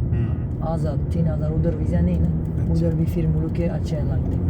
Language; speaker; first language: Hindi; non-native, learner; Tajik